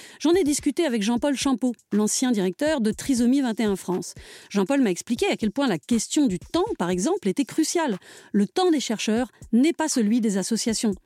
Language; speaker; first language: French; native; French